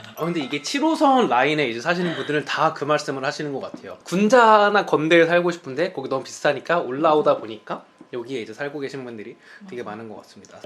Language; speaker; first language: Korean; native; Korean